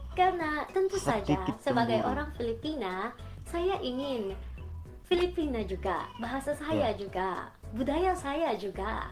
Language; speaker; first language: Indonesian; non-native, learner; Filipino